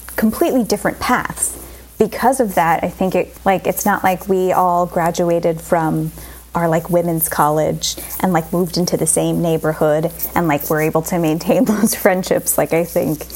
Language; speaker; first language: English; native; English